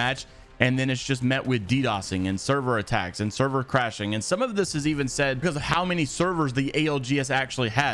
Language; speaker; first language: English; native; English